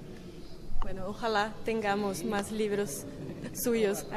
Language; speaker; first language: Spanish; non-native, fluent; Portuguese